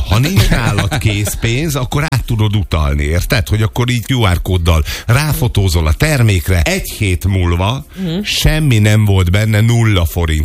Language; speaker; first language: Hungarian; native; Hungarian